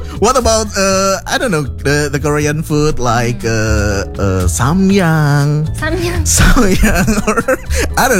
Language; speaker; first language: English; non-native, learner; Indonesian